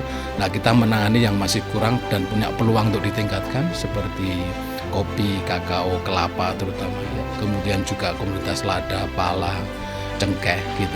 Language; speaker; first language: Indonesian; native; Indonesian